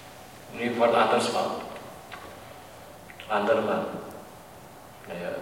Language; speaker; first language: Dutch; non-native, learner; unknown